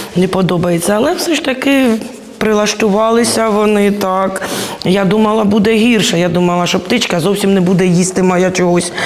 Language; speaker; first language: Ukrainian; native; Ukrainian